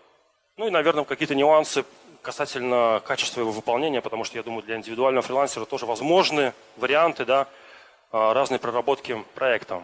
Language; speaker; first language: Russian; native; Russian